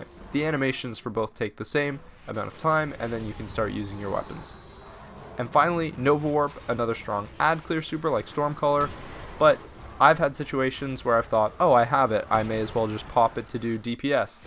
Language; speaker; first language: English; native; English